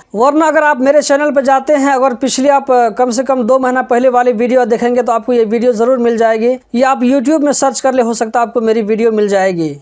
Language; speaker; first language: Hindi; native; Hindi